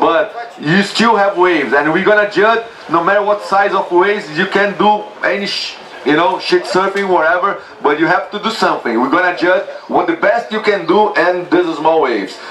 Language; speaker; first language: English; non-native, learner; Portuguese